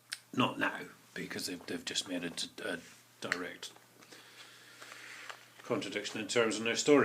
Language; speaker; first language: English; native; English